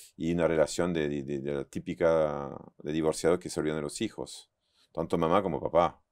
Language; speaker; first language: Spanish; non-native, fluent; French